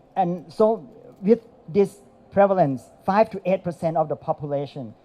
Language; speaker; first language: English; non-native, fluent; Thai